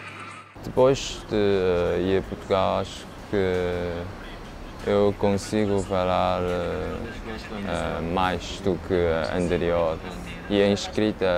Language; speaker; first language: Portuguese; non-native, learner; Cantonese